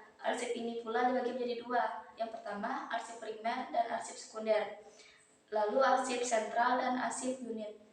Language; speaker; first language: Indonesian; native; Indonesian